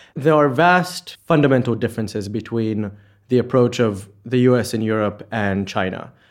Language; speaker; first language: English; non-native, fluent; Hebrew